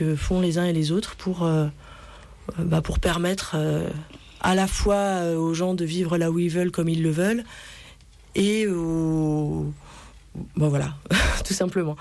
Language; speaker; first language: French; native; French